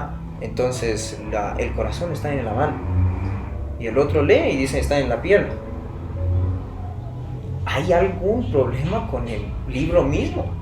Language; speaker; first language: Spanish; non-native, fluent; Persian